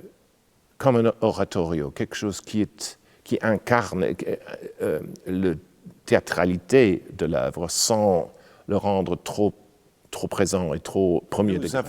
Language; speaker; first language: French; non-native, fluent; English